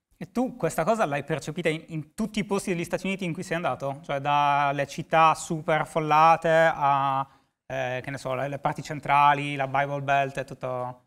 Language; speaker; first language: Italian; native; Italian